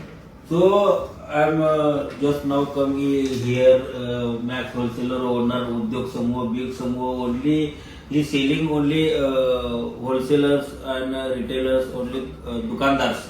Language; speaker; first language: English; non-native, learner; Marathi